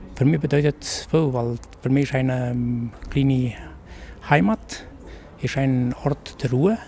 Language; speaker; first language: German; non-native, learner; Albanian